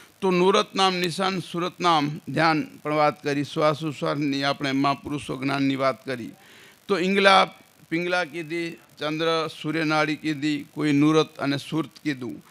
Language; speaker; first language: Gujarati; non-native, local second language; Kachhi